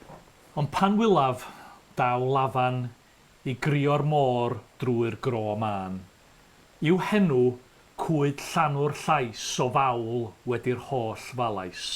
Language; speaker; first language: Welsh; native; Welsh